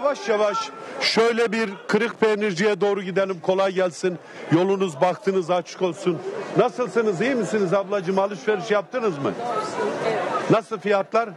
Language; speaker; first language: Turkish; native; Turkish